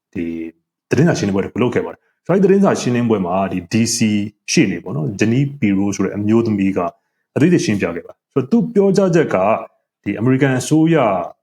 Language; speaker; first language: Burmese; native; Burmese